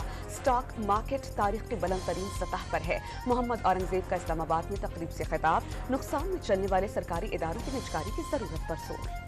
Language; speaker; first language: Urdu; native; Urdu